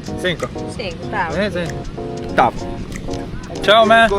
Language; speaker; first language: Portuguese; non-native, learner; Korean